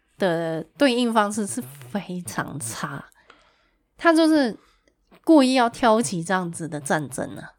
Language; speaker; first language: Chinese; native; Chinese